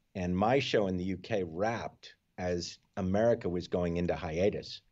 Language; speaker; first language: English; native; English